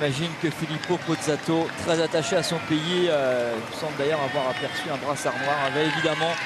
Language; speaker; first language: French; native; French